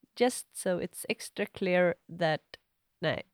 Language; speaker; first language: English; non-native, fluent; Swedish